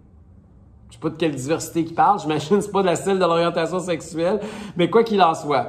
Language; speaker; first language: French; native; French